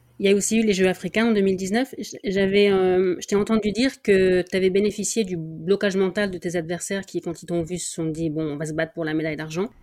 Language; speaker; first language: French; native; French